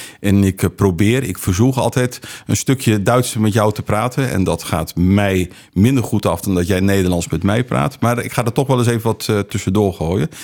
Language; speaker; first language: Dutch; native; Dutch